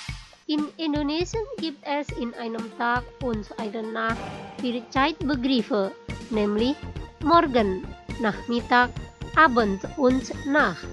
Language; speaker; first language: German; non-native, fluent; Indonesian